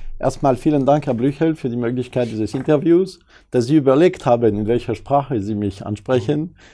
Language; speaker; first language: German; non-native, fluent; French